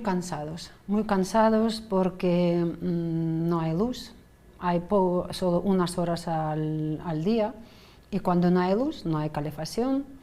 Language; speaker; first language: Spanish; non-native, fluent; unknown